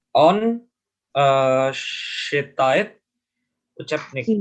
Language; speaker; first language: Russian; non-native, learner; Indonesian